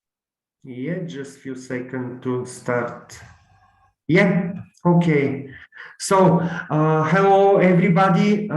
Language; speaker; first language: English; non-native, learner; Bulgarian